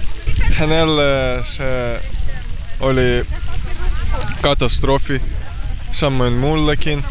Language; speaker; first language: Finnish; non-native, learner; Ukrainian